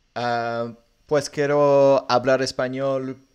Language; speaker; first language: Spanish; non-native, learner; French